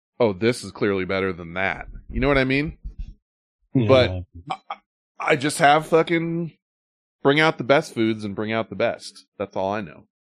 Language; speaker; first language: English; native; English